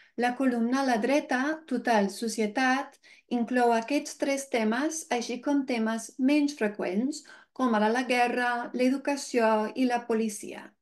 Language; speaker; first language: Catalan; non-native, fluent; English